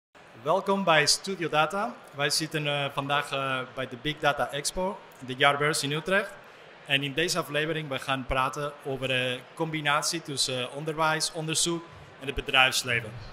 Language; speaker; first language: Dutch; non-native, fluent; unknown